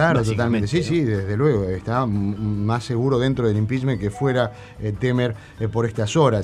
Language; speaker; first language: Spanish; native; Spanish